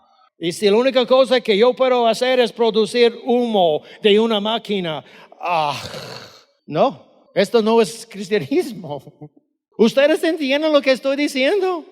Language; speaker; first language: Spanish; non-native, fluent; English